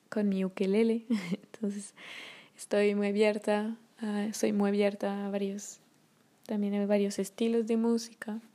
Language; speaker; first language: Spanish; non-native, fluent; French